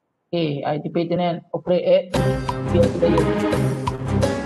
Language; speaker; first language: English; non-native, local second language; Malay